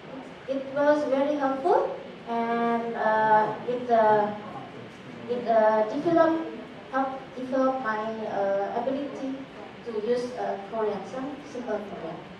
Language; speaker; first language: English; non-native, fluent; Indonesian